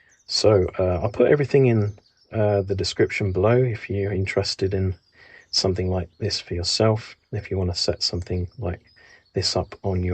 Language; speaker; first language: English; native; English